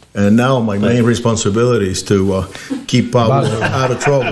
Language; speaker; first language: English; early bilingual, other home language; Spanish